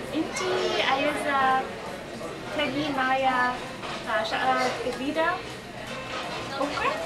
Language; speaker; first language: Arabic; non-native, learner; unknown